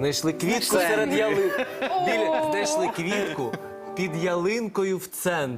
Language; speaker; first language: Ukrainian; native; Ukrainian